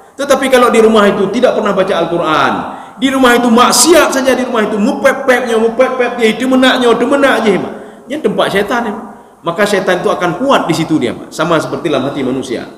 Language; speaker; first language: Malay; non-native, local second language; Achinese